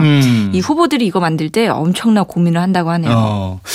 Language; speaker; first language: Korean; native; Korean